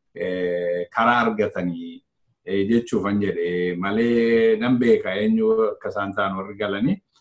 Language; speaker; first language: Oromo; native; Oromo